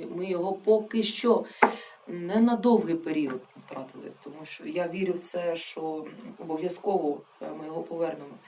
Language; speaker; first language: Ukrainian; non-native, local second language; Russian